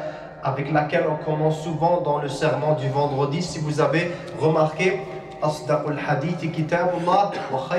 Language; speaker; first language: French; non-native, local second language; Arabic